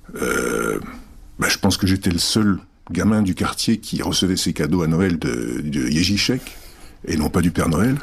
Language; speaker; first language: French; early bilingual, other home language; Czech